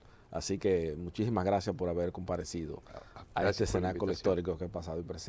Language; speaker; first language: Spanish; native; Spanish